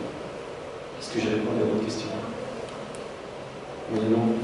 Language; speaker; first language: French; native; French